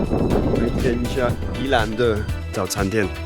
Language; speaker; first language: Chinese; non-native, fluent; French